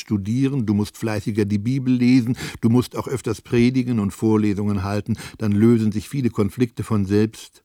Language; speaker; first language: German; native; German